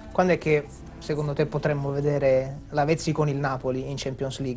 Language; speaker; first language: Italian; native; Italian